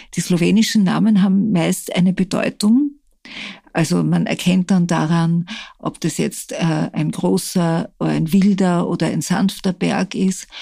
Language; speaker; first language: German; native; German